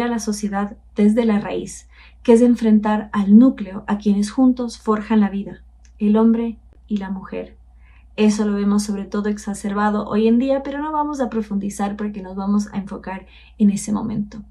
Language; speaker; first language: Spanish; native; Spanish